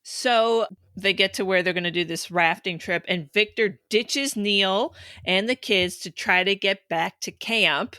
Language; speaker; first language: English; native; English